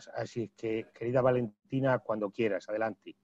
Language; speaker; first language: Spanish; native; Spanish